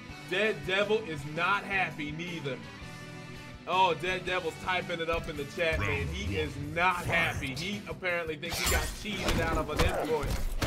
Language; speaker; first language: English; native; English